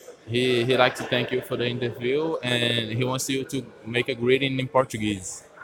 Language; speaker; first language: English; non-native, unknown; Portuguese